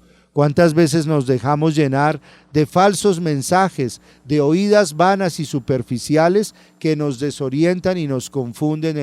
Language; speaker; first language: Spanish; native; Spanish